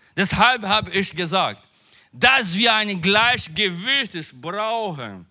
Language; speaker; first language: German; non-native, learner; Portuguese